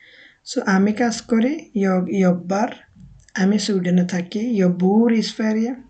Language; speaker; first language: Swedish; non-native, fluent; Bangla